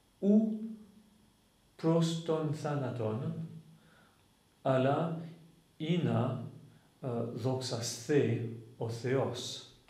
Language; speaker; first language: Greek; non-native, fluent; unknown